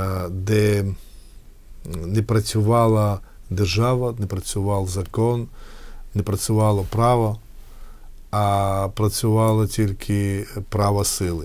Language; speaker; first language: Ukrainian; non-native, fluent; Georgian